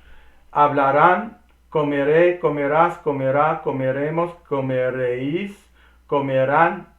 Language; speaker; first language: Spanish; non-native, learner; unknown